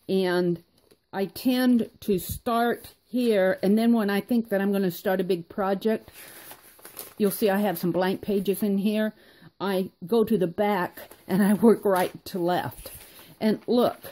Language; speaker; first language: English; native; English